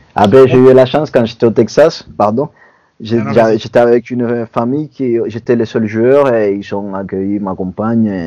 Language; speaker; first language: French; non-native, fluent; Spanish